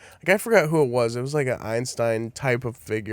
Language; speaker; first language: English; native; English